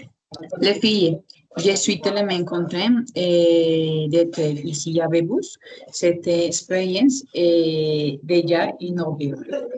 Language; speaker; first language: French; non-native, learner; Spanish